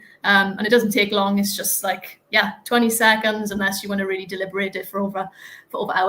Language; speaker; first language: English; native; English